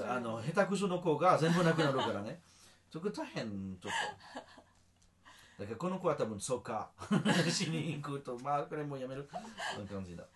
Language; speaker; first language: Japanese; non-native, learner; French